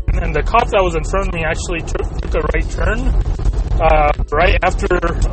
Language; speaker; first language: English; early bilingual, other home language; Spanish